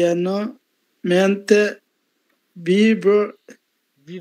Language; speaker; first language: Italian; non-native, learner; Bangla